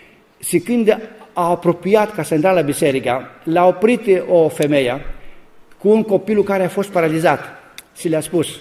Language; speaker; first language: Romanian; non-native, learner; Greek